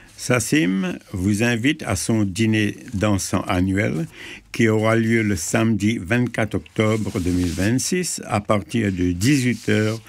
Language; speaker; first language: French; non-native, local second language; Morisyen